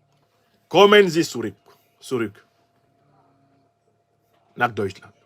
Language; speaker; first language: German; non-native, learner; French